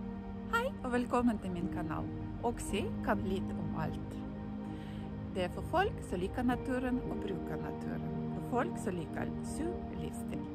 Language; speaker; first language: Norwegian; non-native, fluent; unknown